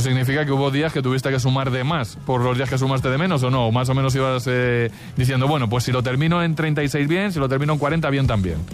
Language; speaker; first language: Spanish; native; Spanish